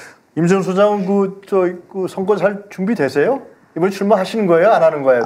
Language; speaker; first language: Korean; native; Korean